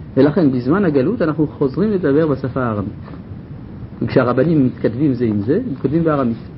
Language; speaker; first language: Hebrew; non-native, fluent; French